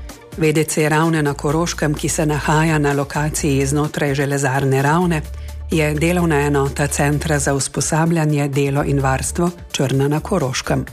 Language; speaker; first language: Slovenian; native; Slovenian